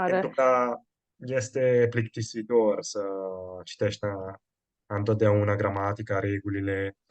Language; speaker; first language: Romanian; non-native, fluent; Italian